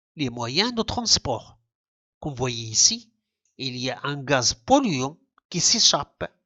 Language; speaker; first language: French; non-native, local second language; Arabic